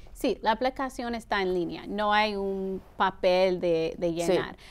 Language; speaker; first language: Spanish; early bilingual, heritage; Spanish